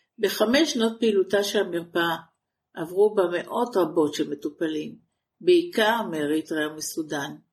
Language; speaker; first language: Hebrew; native; Hebrew